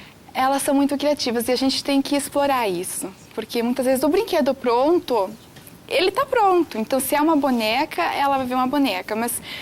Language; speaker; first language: Portuguese; native; Portuguese